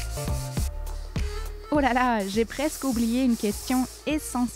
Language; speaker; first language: French; non-native, fluent; German